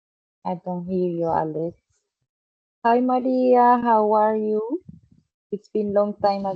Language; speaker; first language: English; non-native, fluent; Spanish